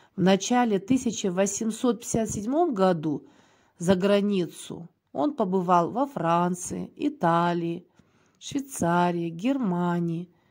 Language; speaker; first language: Russian; non-native, local second language; Kyrgyz